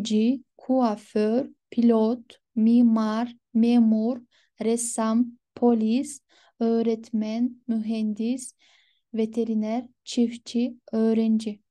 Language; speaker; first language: Turkish; non-native, fluent; Kyrgyz